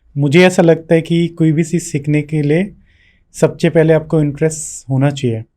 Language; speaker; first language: Hindi; non-native, local second language; Bangla